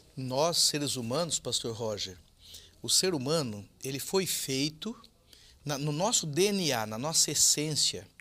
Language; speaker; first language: Portuguese; native; Portuguese